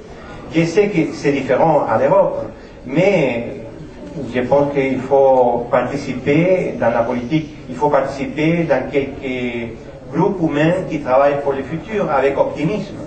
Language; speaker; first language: French; non-native, fluent; Spanish